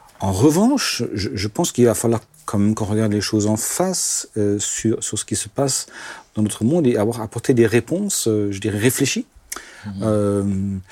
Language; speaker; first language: French; non-native, local second language; Swiss German